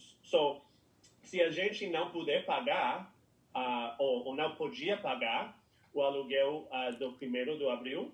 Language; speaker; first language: Portuguese; non-native, fluent; English